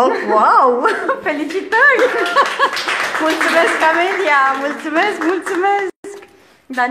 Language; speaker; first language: Romanian; native; Romanian